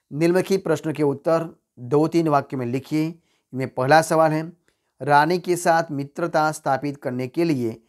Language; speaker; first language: Hindi; non-native, local second language; Gujarati